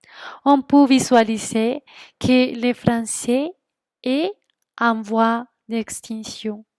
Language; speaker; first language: French; non-native, fluent; Spanish